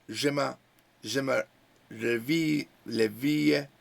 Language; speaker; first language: French; non-native, learner; English